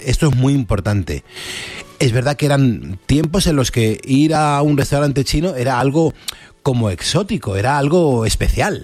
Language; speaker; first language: Spanish; native; Spanish